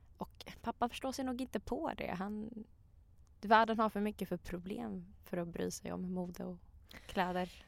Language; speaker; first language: Swedish; native; Swedish